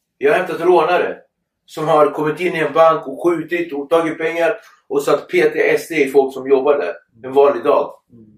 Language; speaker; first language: Swedish; early bilingual, other home language; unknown